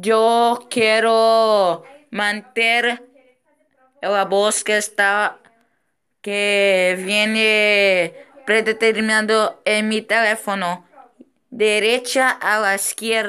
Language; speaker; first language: Spanish; non-native, fluent; Portuguese